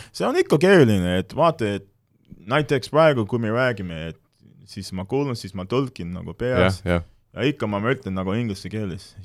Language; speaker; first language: Estonian; non-native, fluent; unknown